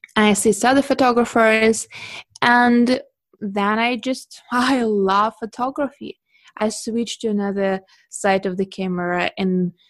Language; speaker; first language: English; non-native, fluent; Russian